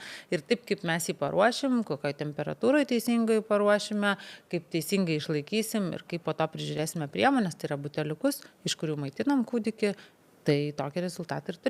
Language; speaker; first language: Lithuanian; native; Lithuanian